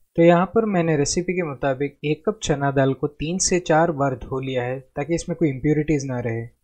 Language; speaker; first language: Hindi; non-native, local second language; Marathi